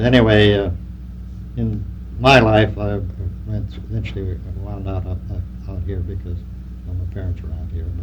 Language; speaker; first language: English; native; English